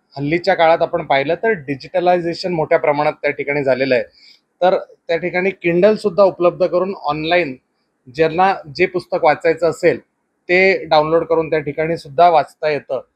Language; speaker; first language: Marathi; native; Marathi